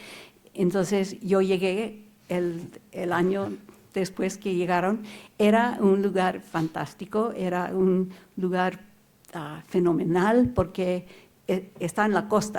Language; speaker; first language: Spanish; non-native, local second language; English